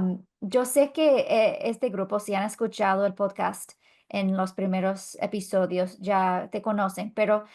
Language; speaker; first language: Spanish; non-native, fluent; English